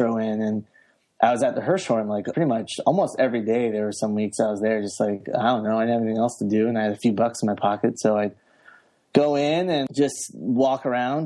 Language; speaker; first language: English; native; English